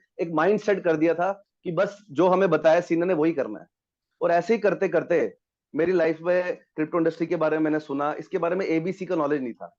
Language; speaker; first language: Hindi; native; Hindi